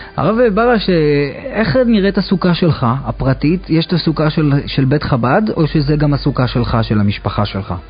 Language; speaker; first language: Hebrew; native; Hebrew